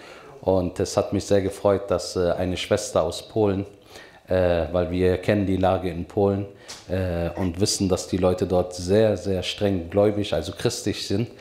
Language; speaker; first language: German; native; German